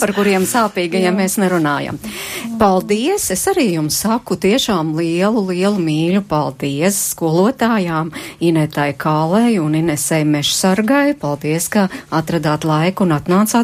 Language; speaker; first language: Latvian; native; Latvian